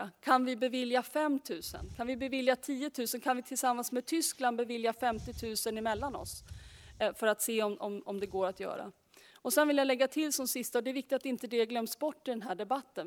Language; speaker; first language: Swedish; native; Swedish